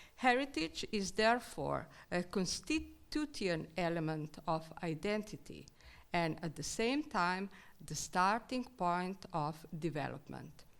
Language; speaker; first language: English; non-native, fluent; Slovenian